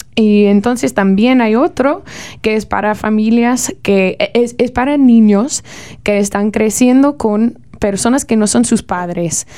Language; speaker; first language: Spanish; non-native, learner; English